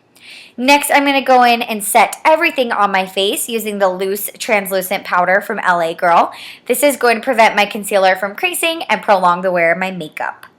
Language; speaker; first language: English; native; English